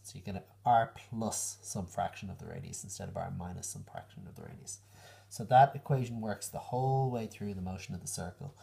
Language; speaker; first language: English; native; English